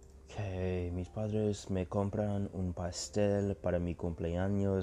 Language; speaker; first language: Spanish; non-native, learner; English